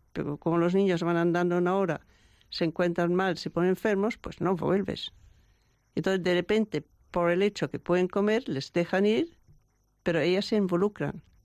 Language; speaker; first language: Spanish; non-native, fluent; German